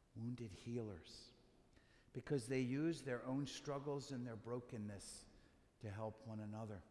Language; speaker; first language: English; native; English